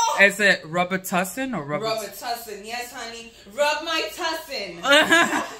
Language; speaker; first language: English; native; English